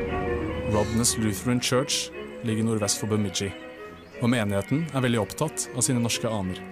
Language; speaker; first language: Norwegian; native; Norwegian